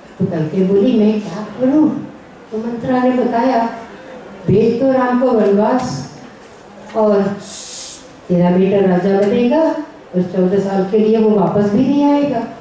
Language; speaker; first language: Hindi; non-native, local second language; Gujarati